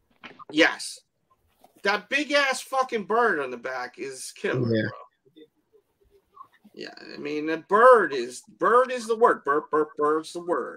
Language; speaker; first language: English; native; English